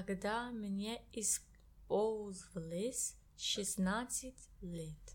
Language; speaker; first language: Russian; non-native, learner; English